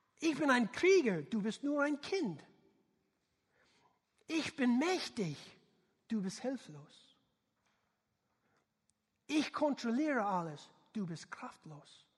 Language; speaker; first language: German; non-native, learner; English